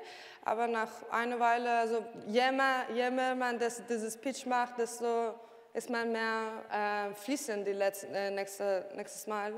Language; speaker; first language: German; non-native, learner; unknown